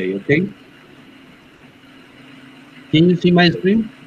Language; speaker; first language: English; non-native, learner; Spanish